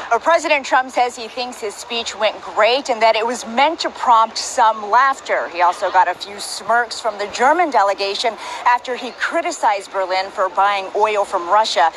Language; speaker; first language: English; native; English